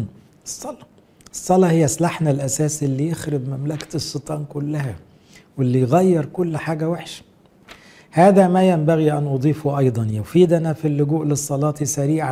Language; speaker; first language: Arabic; native; Arabic